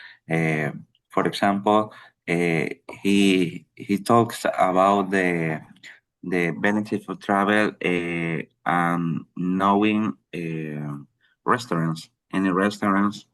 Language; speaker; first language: English; non-native, learner; Spanish